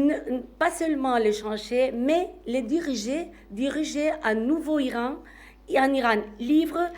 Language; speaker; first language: French; non-native, fluent; Spanish